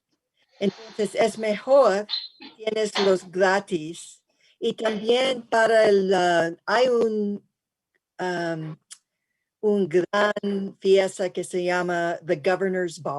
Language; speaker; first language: Spanish; early bilingual, heritage; English